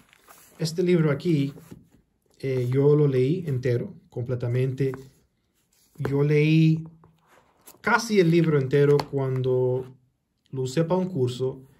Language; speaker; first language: Spanish; early bilingual, heritage; Spanish